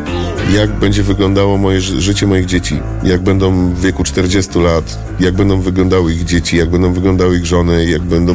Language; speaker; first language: Polish; native; Polish